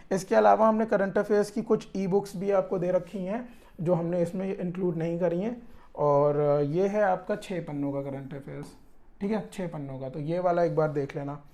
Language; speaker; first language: Hindi; native; Hindi